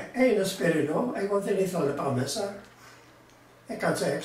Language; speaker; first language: Greek; early bilingual, heritage; Greek